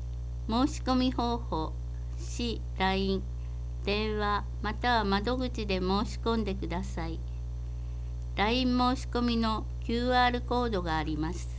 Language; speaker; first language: Japanese; native; Japanese